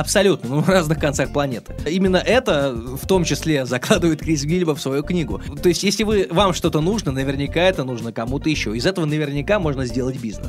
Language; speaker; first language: Russian; native; Russian